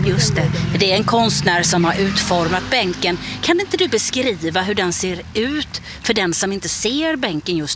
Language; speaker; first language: Swedish; native; Swedish